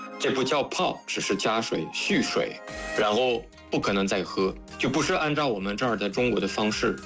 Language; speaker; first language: Chinese; non-native, fluent; French